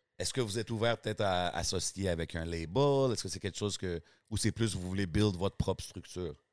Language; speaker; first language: French; native; French